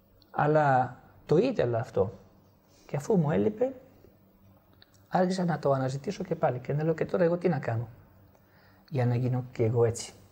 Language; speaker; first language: Greek; non-native, fluent; Italian